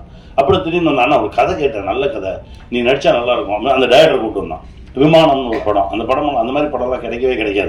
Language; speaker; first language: Tamil; native; Tamil